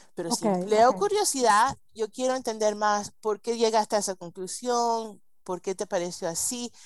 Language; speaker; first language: Spanish; early bilingual, heritage; Spanish